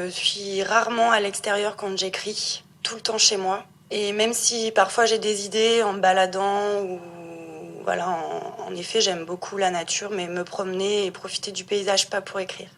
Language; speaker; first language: French; native; French